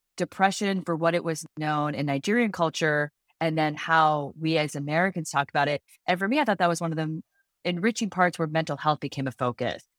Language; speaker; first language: English; native; English